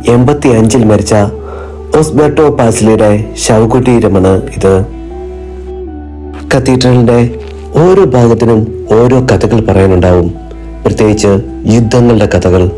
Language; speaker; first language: Malayalam; native; Malayalam